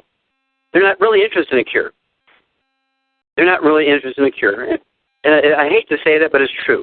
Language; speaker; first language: English; native; English